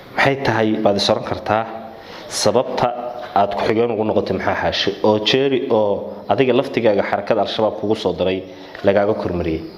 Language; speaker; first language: Somali; native; Somali